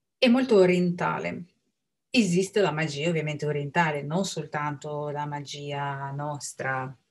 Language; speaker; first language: Italian; non-native, fluent; Russian